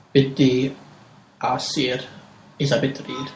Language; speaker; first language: Arabic; non-native, learner; English